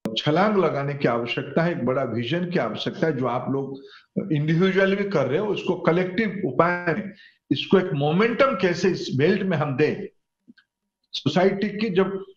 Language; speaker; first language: Hindi; non-native, local second language; Odia